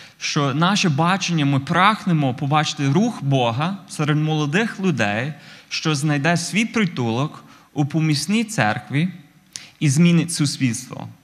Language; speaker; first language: Ukrainian; non-native, fluent; English